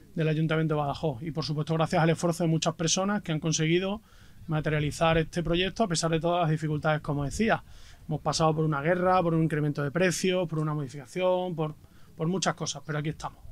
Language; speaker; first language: Spanish; native; Spanish